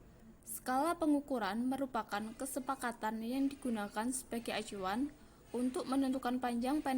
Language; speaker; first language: Indonesian; native; Indonesian